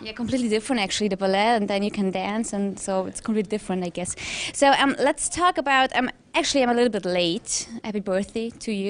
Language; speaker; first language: English; non-native, fluent; German